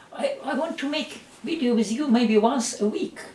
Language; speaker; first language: English; non-native, learner; Russian